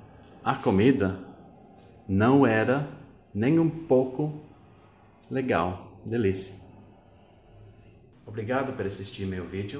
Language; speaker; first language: Portuguese; non-native, fluent; English